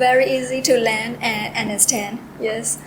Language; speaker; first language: English; non-native, learner; Burmese